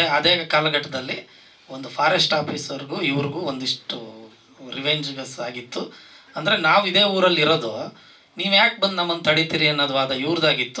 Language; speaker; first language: Kannada; native; Kannada